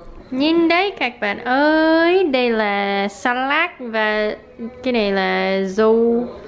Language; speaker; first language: Vietnamese; non-native, learner; English